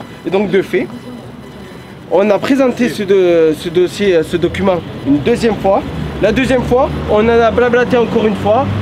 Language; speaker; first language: French; native; French